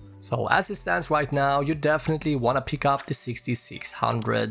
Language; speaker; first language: English; native; English